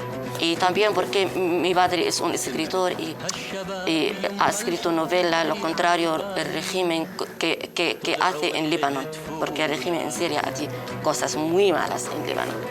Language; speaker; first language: Spanish; non-native, learner; Arabic